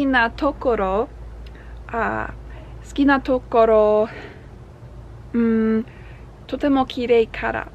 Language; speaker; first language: Japanese; non-native, learner; English